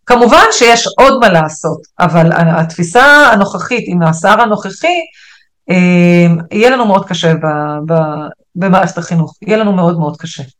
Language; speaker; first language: Hebrew; non-native, local second language; Arabic